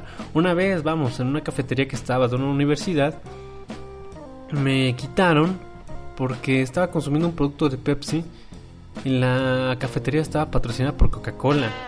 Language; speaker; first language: Spanish; native; Spanish